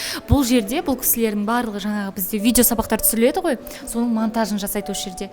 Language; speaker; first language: Kazakh; native; Kazakh